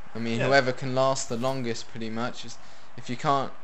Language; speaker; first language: English; early bilingual, other home language; Italian